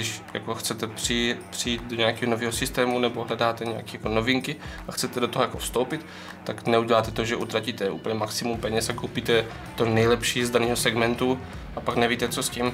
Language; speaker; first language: Czech; native; Czech